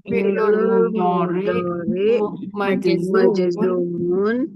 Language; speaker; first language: Arabic; non-native, learner; Indonesian